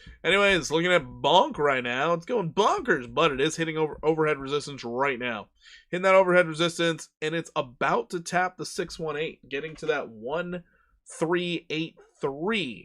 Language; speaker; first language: English; native; English